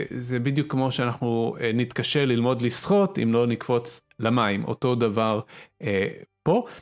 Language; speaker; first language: Hebrew; non-native, local second language; Arabic